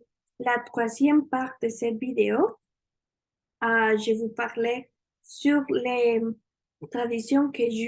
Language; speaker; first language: French; non-native, learner; Spanish